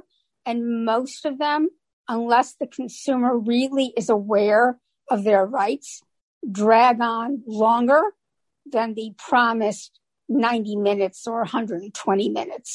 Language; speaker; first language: English; native; English